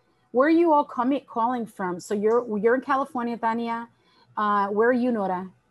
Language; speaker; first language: English; early bilingual, other home language; Spanish